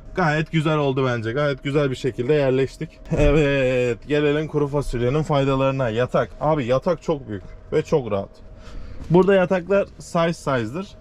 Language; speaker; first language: Turkish; native; Turkish